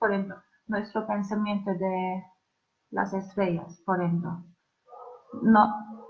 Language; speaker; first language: Spanish; non-native, learner; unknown